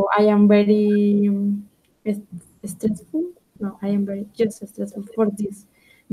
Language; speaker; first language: English; non-native, learner; Spanish